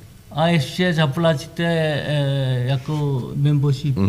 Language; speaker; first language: Czech; non-native, learner; Korean